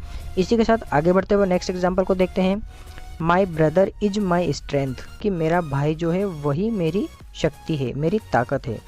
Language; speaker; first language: Hindi; native; Hindi